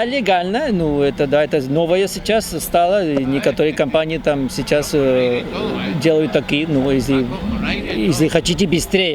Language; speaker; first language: Russian; non-native, fluent; Spanish